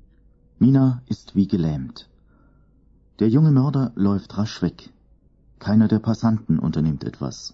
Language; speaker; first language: German; native; German